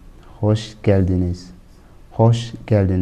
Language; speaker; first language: Turkish; non-native, learner; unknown